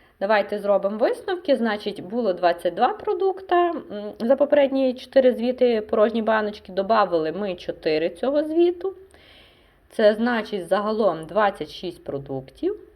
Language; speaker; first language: Ukrainian; non-native, local second language; Russian